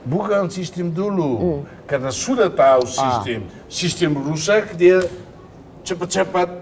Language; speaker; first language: Indonesian; non-native, fluent; Tetum